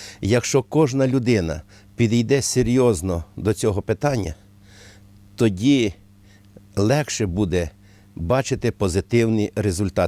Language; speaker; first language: Ukrainian; native; Ukrainian